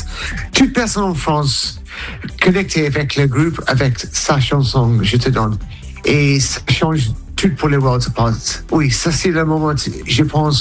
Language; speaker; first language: French; non-native, learner; English